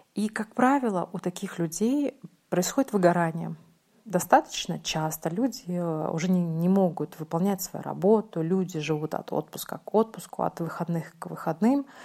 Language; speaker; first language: Russian; native; Russian